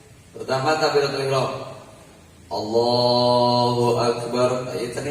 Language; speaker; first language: Indonesian; non-native, local second language; Sundanese